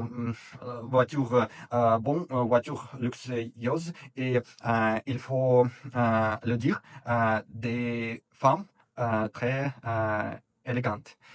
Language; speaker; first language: French; non-native, fluent; Russian